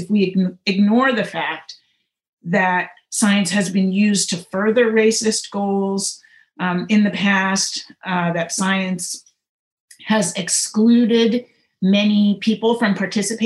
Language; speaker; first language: English; native; English